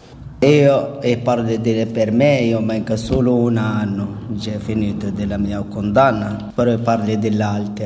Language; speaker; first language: Italian; non-native, learner; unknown